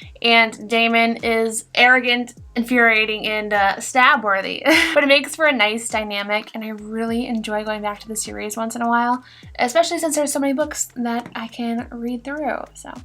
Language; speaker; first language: English; native; English